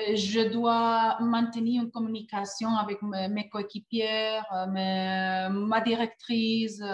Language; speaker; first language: French; non-native, fluent; Spanish